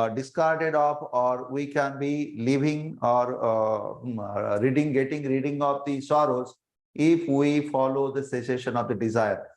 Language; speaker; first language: English; non-native, local second language; Marathi